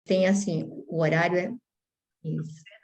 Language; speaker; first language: Portuguese; native; Portuguese